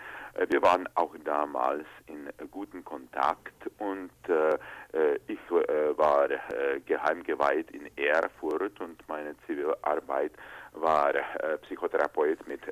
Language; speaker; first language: German; non-native, fluent; Czech